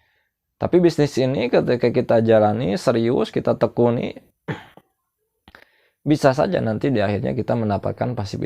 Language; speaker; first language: Indonesian; non-native, local second language; Sundanese